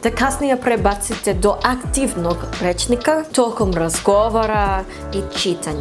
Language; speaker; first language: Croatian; non-native, fluent; English